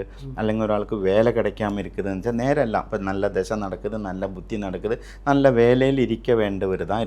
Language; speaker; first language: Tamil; non-native, local second language; Malayalam